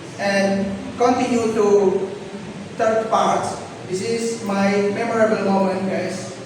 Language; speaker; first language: English; non-native, learner; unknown